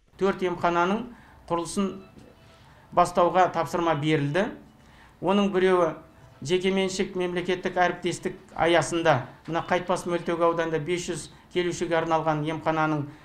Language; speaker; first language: Kazakh; native; Kazakh